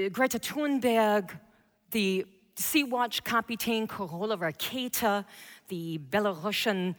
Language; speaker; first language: German; non-native, fluent; English